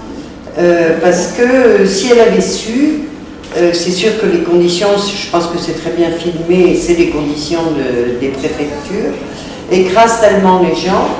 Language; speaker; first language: French; native; French